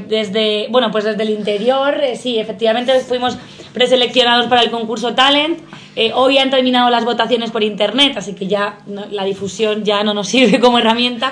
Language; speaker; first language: Spanish; native; Spanish